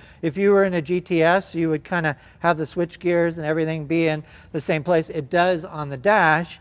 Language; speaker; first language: English; native; English